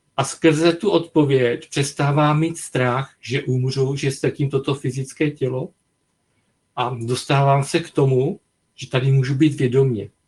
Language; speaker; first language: Czech; native; Czech